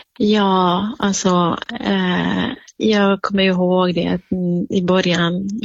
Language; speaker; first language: Swedish; non-native, fluent; Kurdish